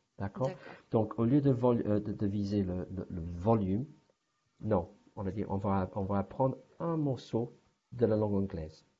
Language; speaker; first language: French; non-native, fluent; English